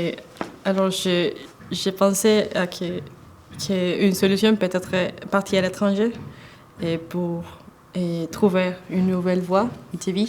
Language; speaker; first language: French; non-native, fluent; Spanish